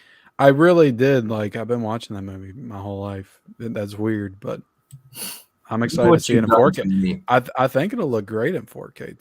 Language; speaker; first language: English; native; English